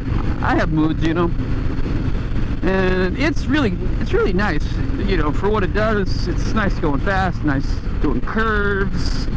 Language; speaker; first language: English; native; English